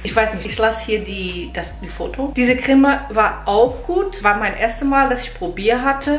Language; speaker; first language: German; non-native, fluent; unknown